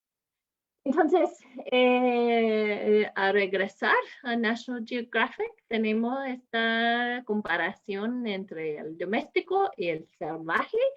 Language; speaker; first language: Spanish; non-native, fluent; English